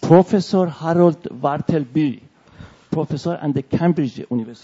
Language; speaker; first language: German; non-native, fluent; Persian